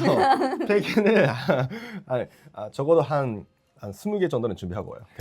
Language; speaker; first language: Korean; non-native, fluent; Japanese